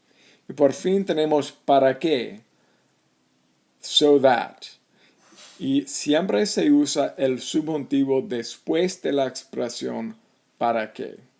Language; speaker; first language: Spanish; non-native, fluent; English